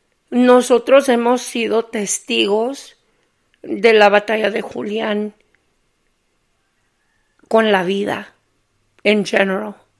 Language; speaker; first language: Spanish; early bilingual, heritage; Spanish